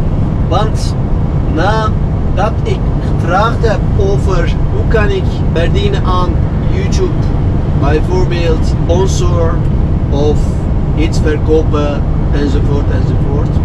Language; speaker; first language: Dutch; non-native, fluent; Turkish